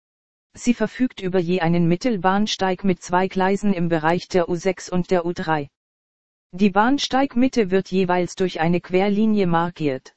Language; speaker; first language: German; native; German